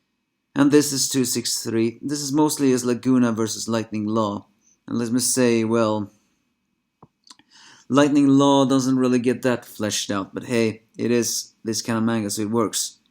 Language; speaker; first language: English; non-native, fluent; Swedish